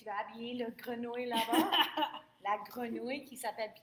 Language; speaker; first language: French; non-native, fluent; English